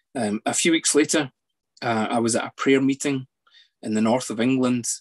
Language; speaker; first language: English; native; English